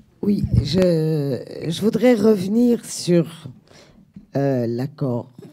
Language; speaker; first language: French; native; French